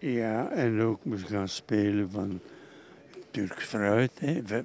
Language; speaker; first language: Dutch; non-native, local second language; French